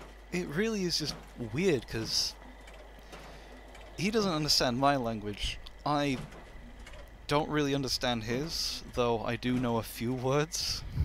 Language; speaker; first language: English; native; English